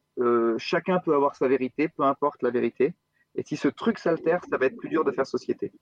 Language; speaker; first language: French; native; French